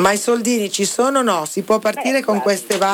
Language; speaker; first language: Italian; native; Italian